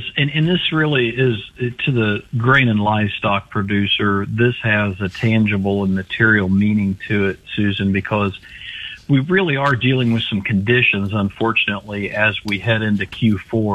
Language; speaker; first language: English; native; English